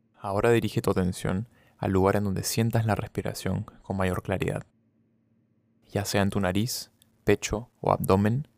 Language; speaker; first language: Spanish; native; Spanish